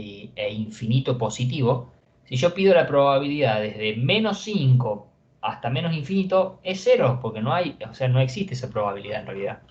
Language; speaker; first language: Spanish; native; Spanish